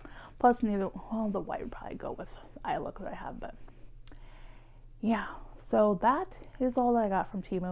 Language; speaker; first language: English; native; English